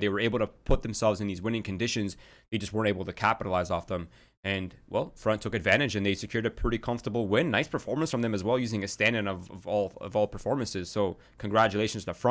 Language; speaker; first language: English; native; English